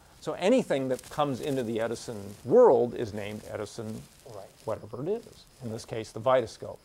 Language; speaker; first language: English; native; English